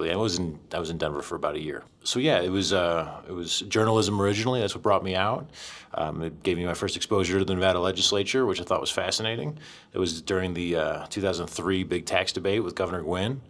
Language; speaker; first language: English; native; English